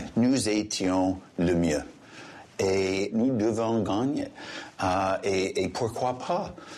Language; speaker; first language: French; non-native, local second language; English